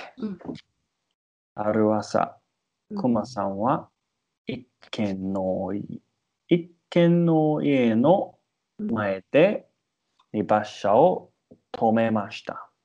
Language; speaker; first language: Japanese; non-native, learner; English